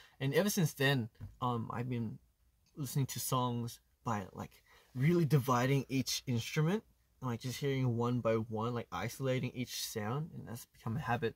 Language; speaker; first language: English; early bilingual, other home language; Korean